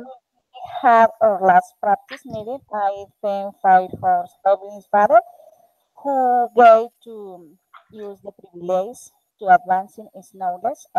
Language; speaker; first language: English; non-native, learner; Spanish